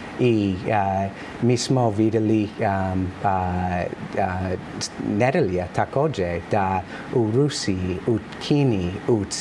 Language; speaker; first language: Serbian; non-native, learner; English